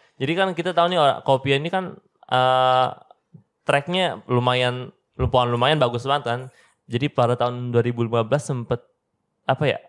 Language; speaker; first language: Indonesian; native; Indonesian